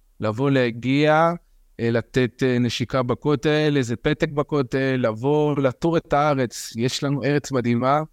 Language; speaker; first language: Hebrew; early bilingual, other home language; French